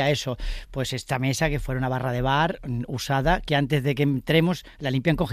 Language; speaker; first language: Spanish; native; Spanish